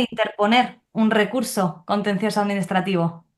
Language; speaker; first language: Spanish; native; Spanish